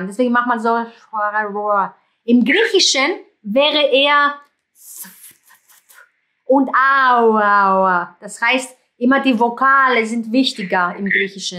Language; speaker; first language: German; non-native, fluent; Greek